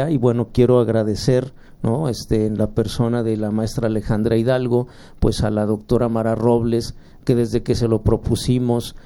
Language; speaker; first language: Spanish; native; Spanish